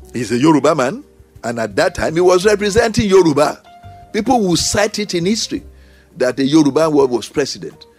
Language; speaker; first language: English; non-native, local second language; Yoruba